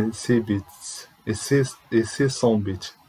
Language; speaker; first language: French; non-native, learner; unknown